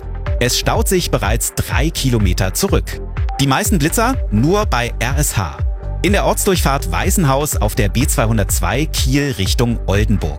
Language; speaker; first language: German; native; German